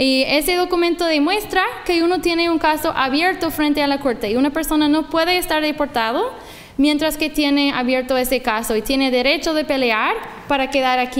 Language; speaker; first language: Spanish; non-native, fluent; English